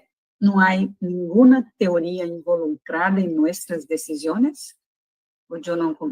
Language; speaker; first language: Spanish; non-native, fluent; Portuguese